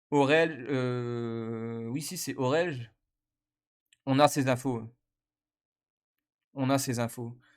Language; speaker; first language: French; native; French